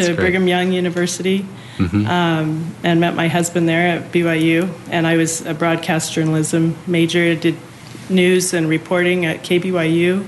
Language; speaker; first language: English; native; English